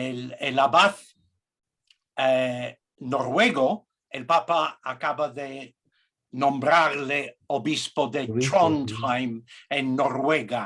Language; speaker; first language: Spanish; non-native, fluent; English